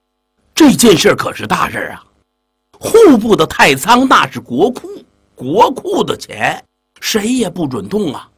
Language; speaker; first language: Chinese; native; Chinese